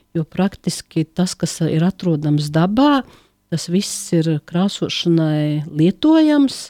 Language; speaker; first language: Latvian; native; Latvian